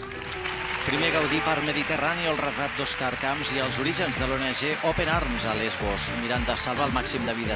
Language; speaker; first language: Catalan; native; Catalan